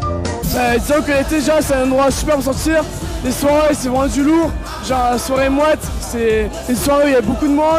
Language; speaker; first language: French; native; French